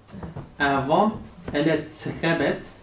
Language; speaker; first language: French; non-native, learner; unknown